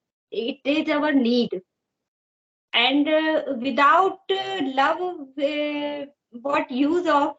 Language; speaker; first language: English; non-native, learner; Hindi